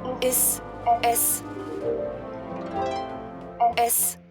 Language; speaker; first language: German; non-native, learner; Turkish